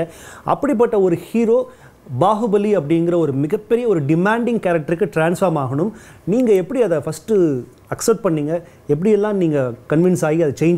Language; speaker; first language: Tamil; native; Tamil